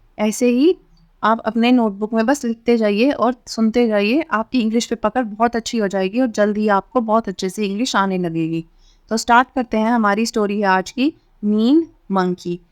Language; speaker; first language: Hindi; native; Hindi